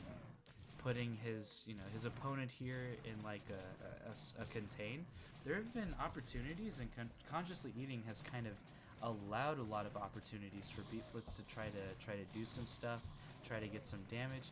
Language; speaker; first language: English; native; English